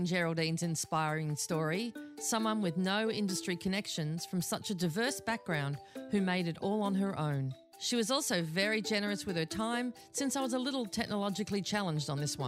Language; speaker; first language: English; native; English